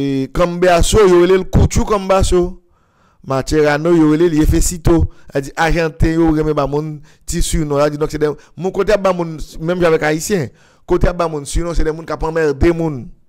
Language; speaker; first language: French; non-native, local second language; Haitian Creole